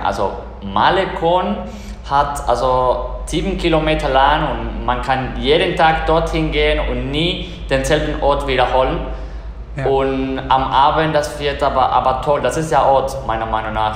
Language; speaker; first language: German; non-native, fluent; Spanish